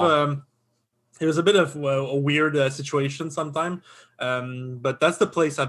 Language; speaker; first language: English; non-native, fluent; French